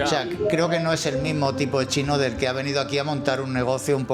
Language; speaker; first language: Spanish; native; Spanish